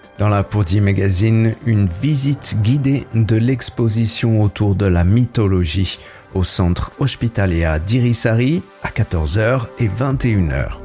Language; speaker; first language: French; native; French